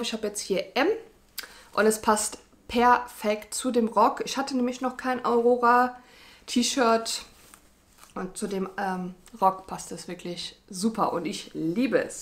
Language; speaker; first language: German; native; German